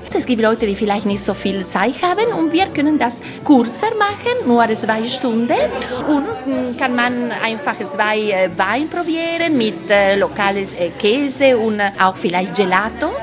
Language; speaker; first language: German; non-native, learner; Italian